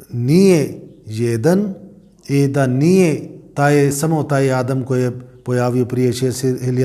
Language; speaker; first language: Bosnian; non-native, fluent; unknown